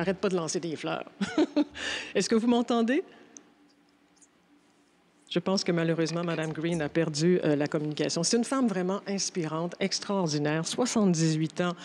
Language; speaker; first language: French; native; French